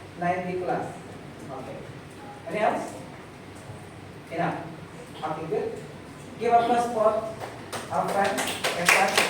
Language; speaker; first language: English; non-native, fluent; Indonesian